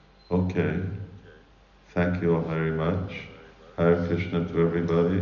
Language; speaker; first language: English; early bilingual, other home language; Hungarian